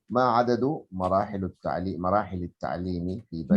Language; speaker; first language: Arabic; native; Arabic